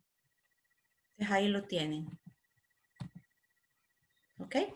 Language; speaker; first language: Spanish; native; Spanish